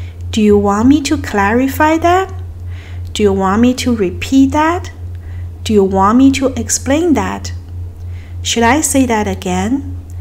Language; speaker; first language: English; non-native, fluent; Chinese